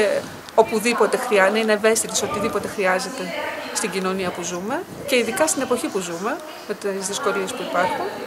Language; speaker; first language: Greek; native; Greek